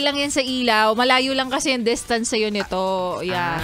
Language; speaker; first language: Filipino; native; Filipino